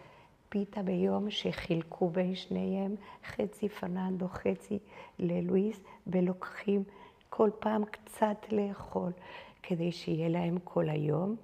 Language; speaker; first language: Hebrew; non-native, fluent; Spanish